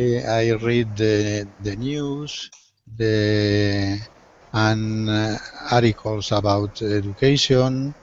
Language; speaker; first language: English; non-native, learner; Spanish